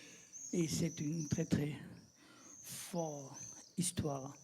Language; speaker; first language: French; non-native, learner; German